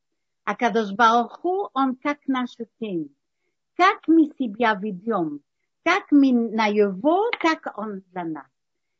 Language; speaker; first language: Russian; early bilingual, heritage; Russian